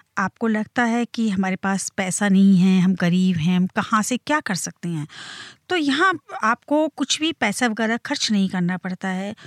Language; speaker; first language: Hindi; native; Hindi